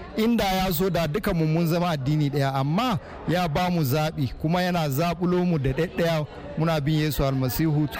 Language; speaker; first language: Hausa; non-native, local second language; Fula